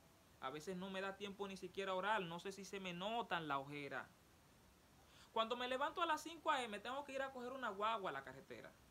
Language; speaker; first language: Spanish; native; Spanish